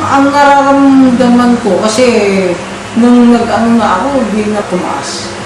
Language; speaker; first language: Filipino; non-native, local second language; Cebuano